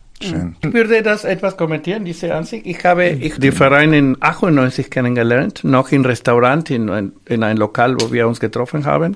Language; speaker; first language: German; non-native, fluent; Spanish